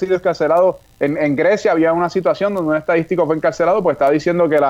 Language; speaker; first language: Spanish; native; Spanish